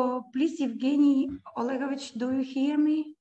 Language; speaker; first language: English; non-native, learner; Ukrainian